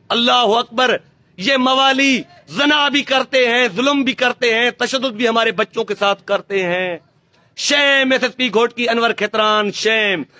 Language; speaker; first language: Urdu; non-native, local second language; Sindhi